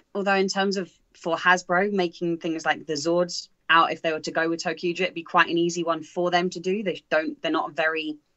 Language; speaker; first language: English; native; English